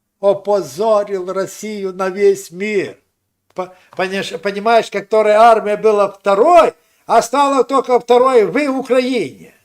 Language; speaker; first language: Russian; non-native, local second language; Ukrainian